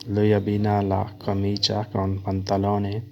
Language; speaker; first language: Italian; non-native, learner; Urdu